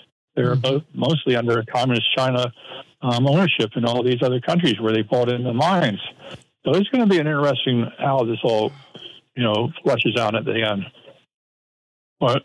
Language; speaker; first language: English; native; English